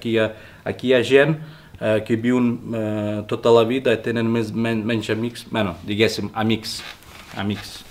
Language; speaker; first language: Catalan; non-native, learner; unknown